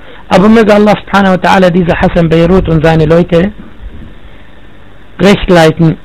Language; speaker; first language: German; non-native, fluent; Arabic